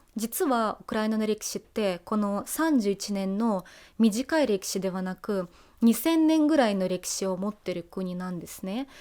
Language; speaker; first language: Japanese; non-native, fluent; Russian